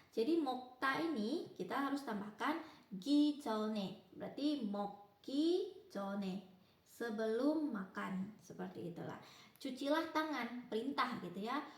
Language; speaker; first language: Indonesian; native; Indonesian